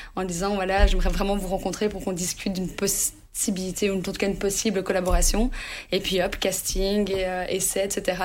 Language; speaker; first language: French; native; French